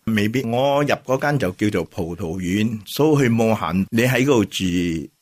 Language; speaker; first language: Cantonese; native; Cantonese